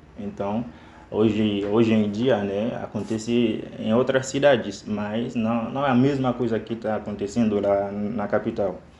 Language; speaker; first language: Portuguese; non-native, fluent; Haitian Creole